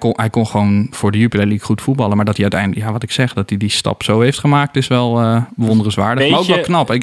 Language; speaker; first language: Dutch; native; Dutch